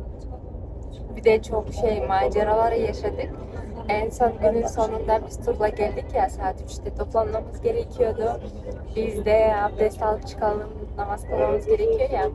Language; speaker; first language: Turkish; non-native, fluent; Kyrgyz